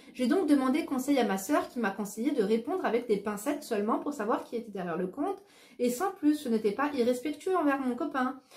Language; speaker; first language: French; native; French